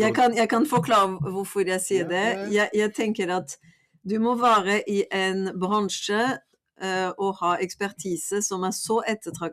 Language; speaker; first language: Norwegian; non-native, fluent; French